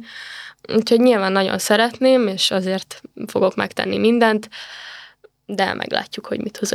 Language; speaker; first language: Hungarian; native; Hungarian